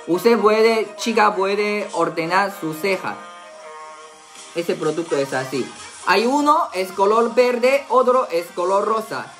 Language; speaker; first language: Spanish; non-native, learner; Chinese